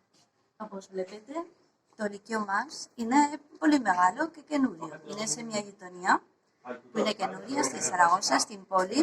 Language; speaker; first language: Greek; non-native, fluent; Spanish